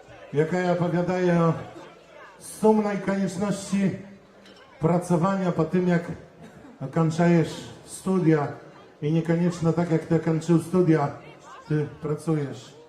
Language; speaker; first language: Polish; non-native, learner; Belarusian